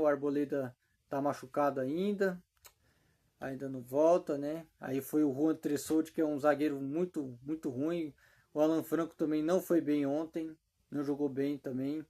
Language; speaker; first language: Portuguese; native; Portuguese